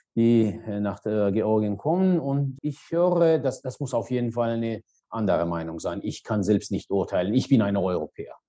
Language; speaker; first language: German; non-native, fluent; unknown